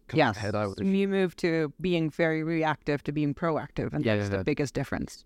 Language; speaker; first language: English; non-native, fluent; Dutch